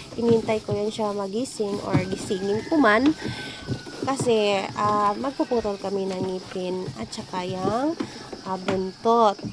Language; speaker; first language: Filipino; non-native, local second language; Cebuano